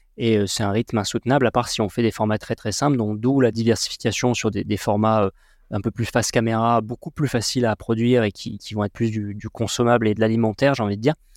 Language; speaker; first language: French; native; French